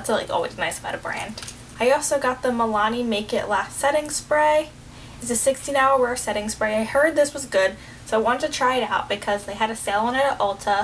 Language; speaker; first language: English; native; English